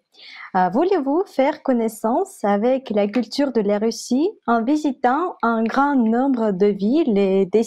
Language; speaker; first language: French; non-native, fluent; Russian